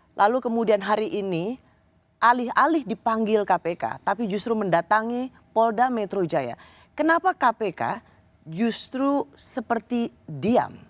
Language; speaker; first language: Indonesian; native; Indonesian